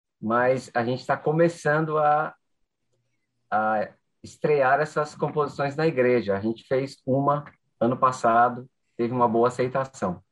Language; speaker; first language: Portuguese; native; Portuguese